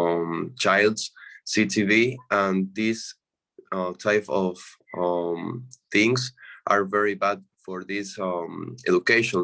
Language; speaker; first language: English; non-native, learner; Spanish